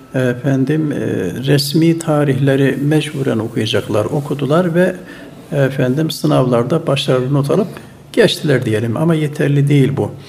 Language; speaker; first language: Turkish; native; Turkish